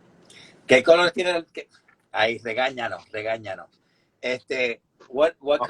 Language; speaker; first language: Spanish; native; Spanish